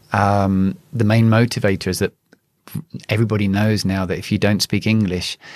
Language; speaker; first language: English; native; English